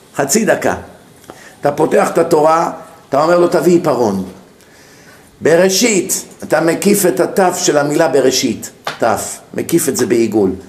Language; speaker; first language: Hebrew; native; Hebrew